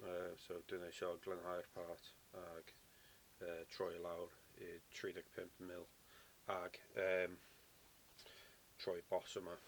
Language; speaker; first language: Welsh; non-native, learner; English